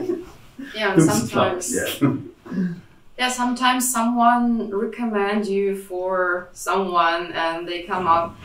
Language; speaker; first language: English; non-native, fluent; Russian